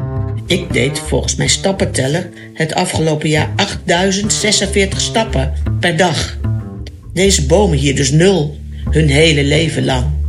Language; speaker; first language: Dutch; native; Dutch